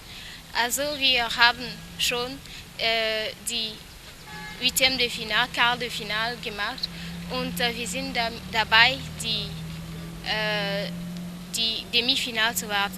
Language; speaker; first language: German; non-native, learner; French